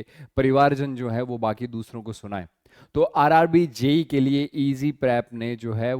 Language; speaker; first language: Hindi; native; Hindi